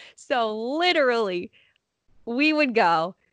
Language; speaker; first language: English; native; English